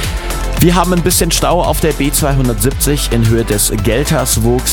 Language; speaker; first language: German; native; German